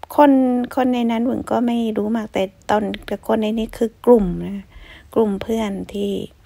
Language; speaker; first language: Thai; native; Thai